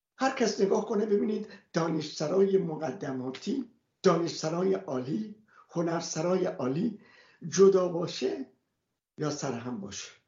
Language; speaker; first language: Persian; native; Persian